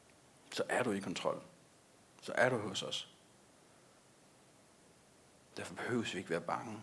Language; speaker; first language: Danish; native; Danish